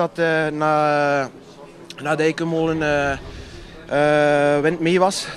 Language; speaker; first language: Dutch; native; Dutch